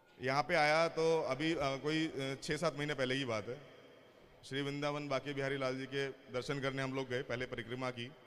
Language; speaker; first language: Hindi; native; Hindi